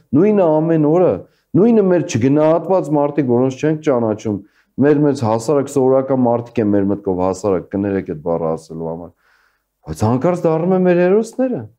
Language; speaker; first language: Armenian; native; Armenian